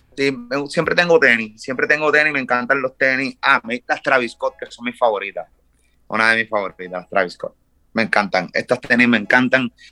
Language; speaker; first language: Spanish; native; Spanish